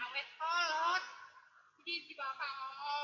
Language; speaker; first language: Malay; non-native, local second language; Sundanese